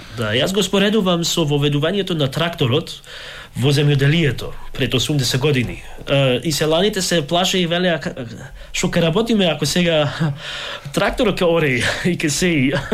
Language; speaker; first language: Macedonian; early bilingual, heritage; Macedonian